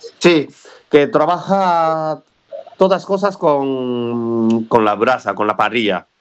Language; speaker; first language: Spanish; non-native, fluent; Japanese